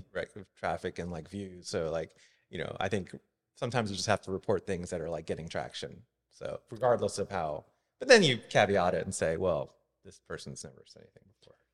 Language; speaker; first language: English; native; English